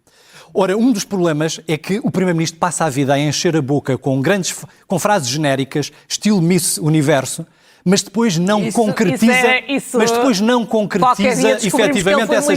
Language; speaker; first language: Portuguese; native; Portuguese